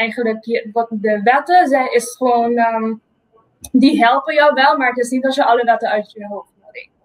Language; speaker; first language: Dutch; non-native, local second language; Papiamento